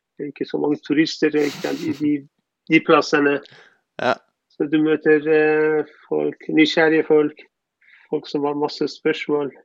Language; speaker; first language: Norwegian; non-native, fluent; Persian